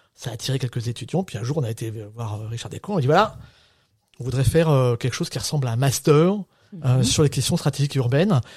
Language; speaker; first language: French; native; French